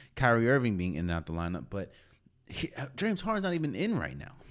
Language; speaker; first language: English; native; English